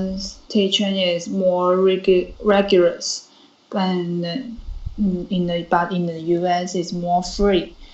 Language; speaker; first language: English; non-native, learner; Chinese